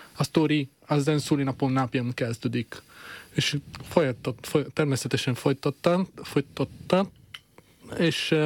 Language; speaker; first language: Hungarian; non-native, fluent; Italian